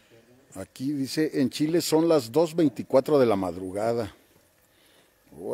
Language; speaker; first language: Spanish; native; Spanish